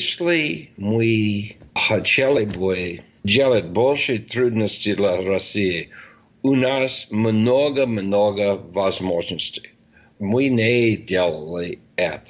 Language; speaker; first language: Russian; non-native, fluent; English